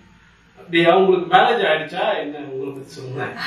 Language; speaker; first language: Tamil; native; Tamil